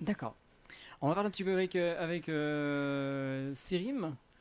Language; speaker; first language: French; native; French